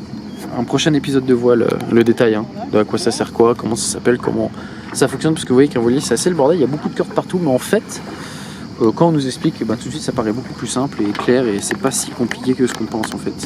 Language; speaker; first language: French; native; French